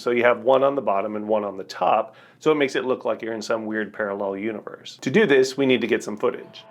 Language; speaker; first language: English; native; English